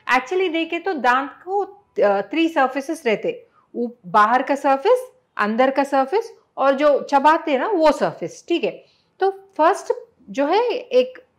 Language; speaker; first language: Hindi; non-native, local second language; Telugu